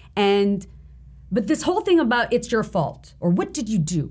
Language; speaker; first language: English; non-native, local second language; Bangla